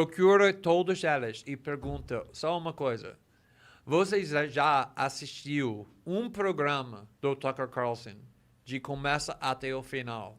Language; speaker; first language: Portuguese; non-native, fluent; English